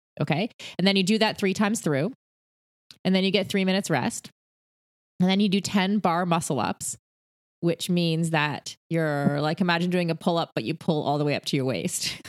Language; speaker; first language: English; native; English